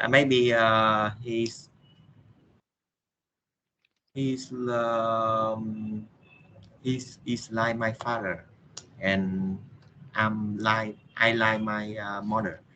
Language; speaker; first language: English; non-native, learner; Vietnamese